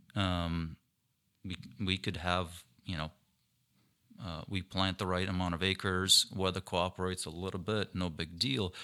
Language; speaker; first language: English; non-native, fluent; Ukrainian